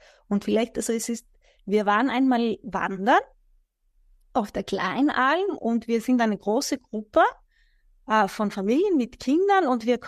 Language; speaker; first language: German; non-native, fluent; Greek